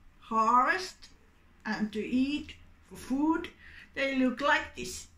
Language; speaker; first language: English; non-native, learner; Finnish